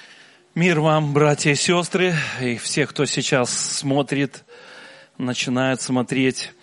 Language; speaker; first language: Russian; native; Russian